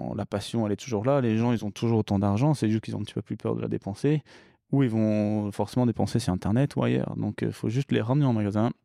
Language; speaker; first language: French; early bilingual, other home language; English